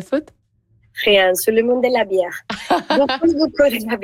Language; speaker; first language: French; non-native, learner; Spanish